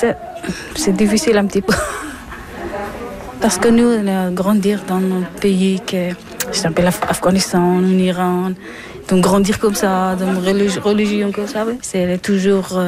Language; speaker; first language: French; non-native, learner; Persian